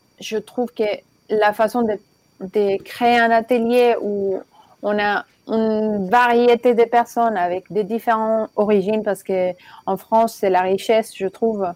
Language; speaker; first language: French; non-native, fluent; Spanish